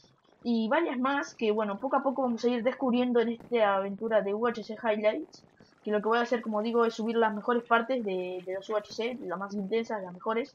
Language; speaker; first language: Spanish; native; Spanish